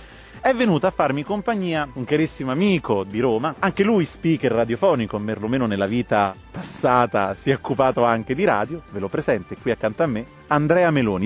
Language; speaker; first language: Italian; native; Italian